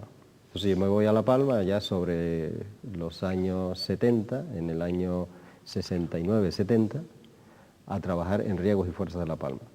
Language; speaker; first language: Spanish; native; Spanish